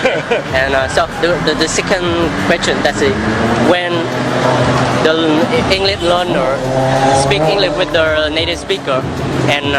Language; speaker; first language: English; non-native, learner; Vietnamese